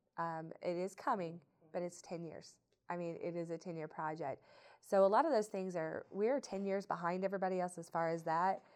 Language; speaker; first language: English; native; English